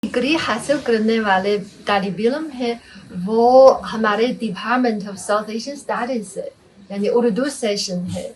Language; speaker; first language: Hindi; non-native, fluent; Chinese